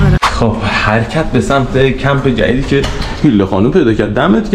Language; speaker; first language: Persian; native; Persian